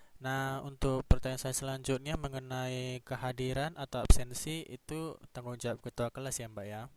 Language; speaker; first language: Indonesian; native; Indonesian